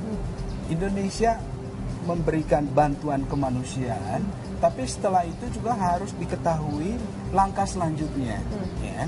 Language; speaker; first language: Indonesian; native; Indonesian